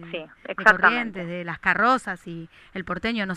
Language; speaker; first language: Spanish; native; Spanish